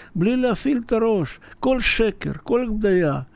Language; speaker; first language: Hebrew; non-native, fluent; Russian